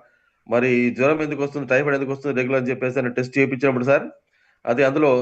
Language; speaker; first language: Telugu; native; Telugu